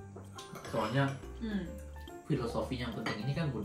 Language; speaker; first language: Indonesian; native; Indonesian